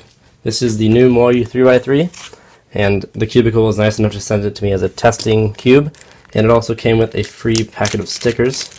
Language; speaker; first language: English; native; English